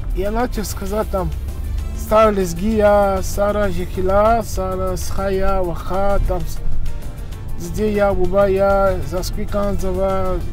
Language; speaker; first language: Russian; non-native, fluent; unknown